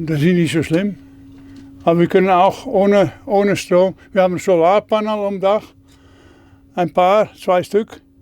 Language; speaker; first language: German; non-native, learner; Dutch